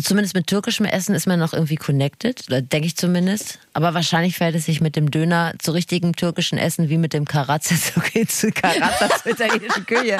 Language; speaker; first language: German; native; German